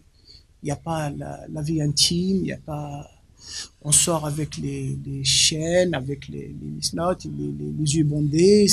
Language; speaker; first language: French; non-native, local second language; Arabic